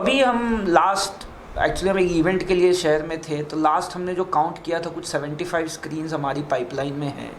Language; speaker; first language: Hindi; native; Hindi